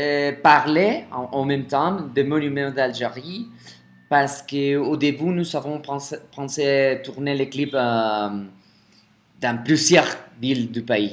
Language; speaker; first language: French; non-native, fluent; Spanish